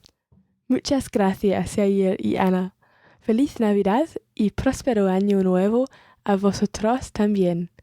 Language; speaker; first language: Spanish; non-native, learner; English